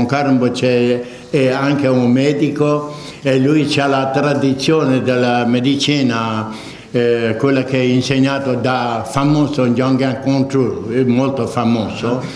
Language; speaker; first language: Italian; non-native, fluent; Tibetan